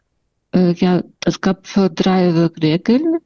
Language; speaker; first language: German; non-native, fluent; Russian